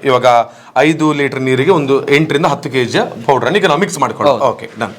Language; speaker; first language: Kannada; native; Kannada